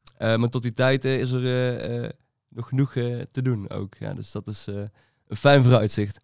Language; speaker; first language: Dutch; native; Dutch